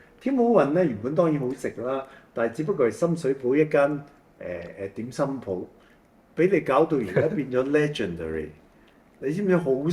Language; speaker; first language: Cantonese; native; Cantonese